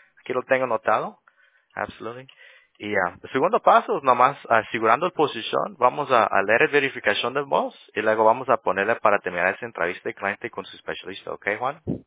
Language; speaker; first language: Spanish; early bilingual, heritage; Spanish